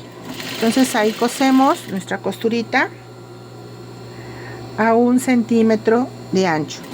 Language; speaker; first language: Spanish; native; Spanish